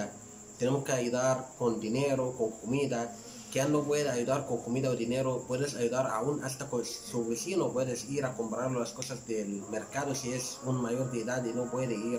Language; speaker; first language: Spanish; non-native, learner; Arabic